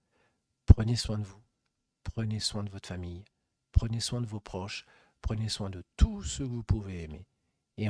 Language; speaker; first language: French; native; French